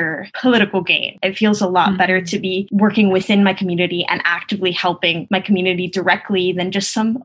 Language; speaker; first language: English; early bilingual, other home language; Spanish